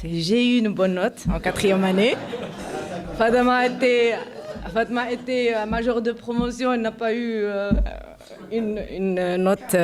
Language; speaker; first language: French; non-native, local second language; Arabic